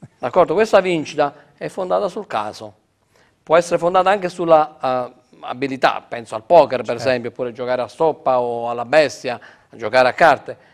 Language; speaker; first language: Italian; native; Italian